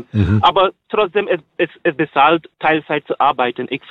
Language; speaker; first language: German; non-native, learner; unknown